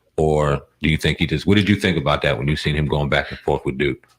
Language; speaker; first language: English; native; English